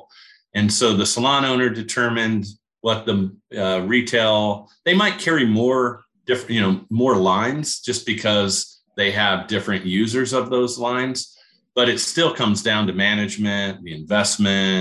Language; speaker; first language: English; native; English